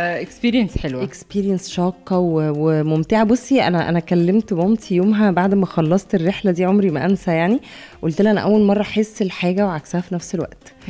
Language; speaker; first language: Arabic; native; Arabic